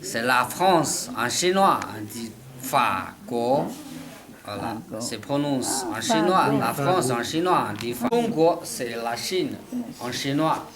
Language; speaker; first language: French; non-native, learner; Chinese